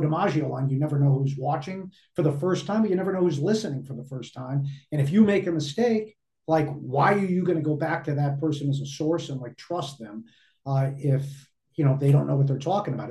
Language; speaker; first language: English; native; English